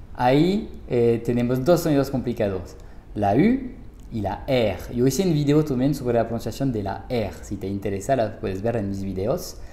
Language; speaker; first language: Spanish; non-native, fluent; French